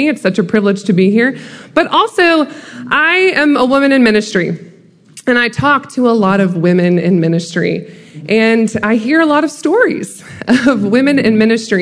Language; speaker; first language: English; native; English